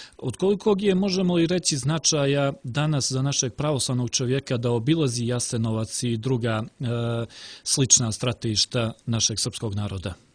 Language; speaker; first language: Serbian; native; Serbian